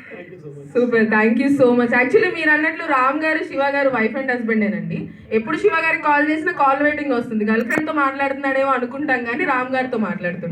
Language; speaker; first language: Telugu; native; Telugu